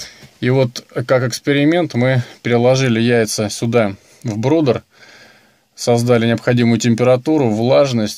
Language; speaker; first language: Russian; native; Russian